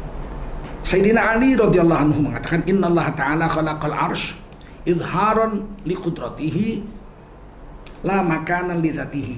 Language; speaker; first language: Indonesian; native; Indonesian